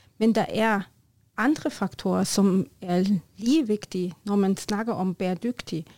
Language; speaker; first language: Norwegian; non-native, learner; German